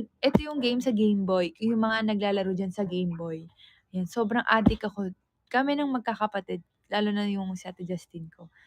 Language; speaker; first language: Filipino; native; Filipino